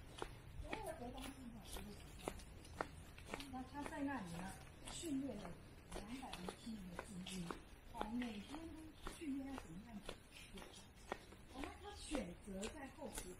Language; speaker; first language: Chinese; native; Chinese